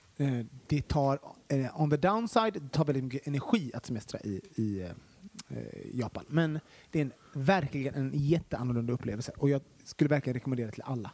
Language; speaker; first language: Swedish; native; Swedish